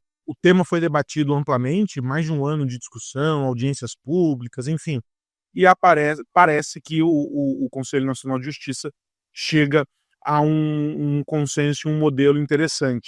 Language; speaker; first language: Portuguese; native; Portuguese